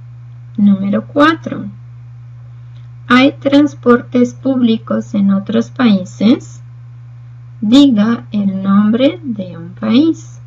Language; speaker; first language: Spanish; non-native, fluent; Portuguese